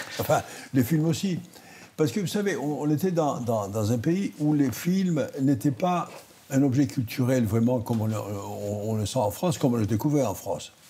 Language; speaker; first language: French; non-native, fluent; Greek